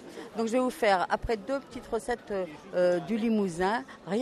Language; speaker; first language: French; native; French